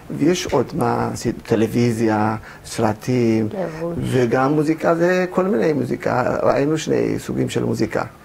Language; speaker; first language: Hebrew; non-native, fluent; Amharic